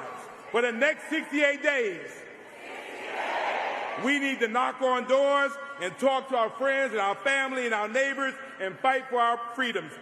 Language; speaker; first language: English; native; English